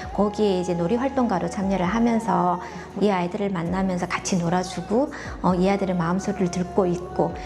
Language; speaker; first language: Korean; non-native, fluent; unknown